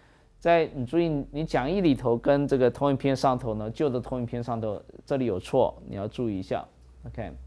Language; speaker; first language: Chinese; native; Chinese